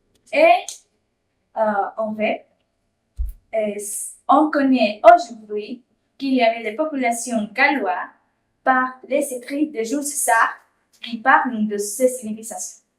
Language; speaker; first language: French; non-native, learner; Spanish